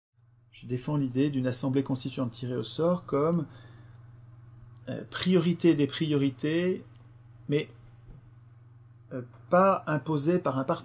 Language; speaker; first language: French; native; French